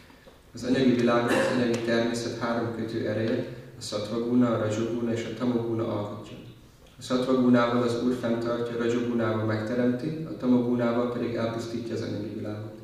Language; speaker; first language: Hungarian; native; Hungarian